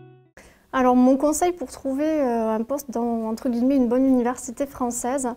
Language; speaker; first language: French; native; French